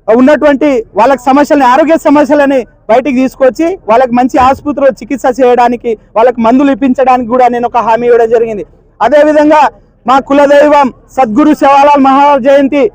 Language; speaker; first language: Telugu; native; Telugu